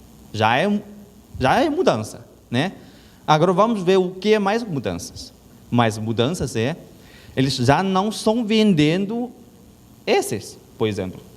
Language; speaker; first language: Portuguese; non-native, learner; Chinese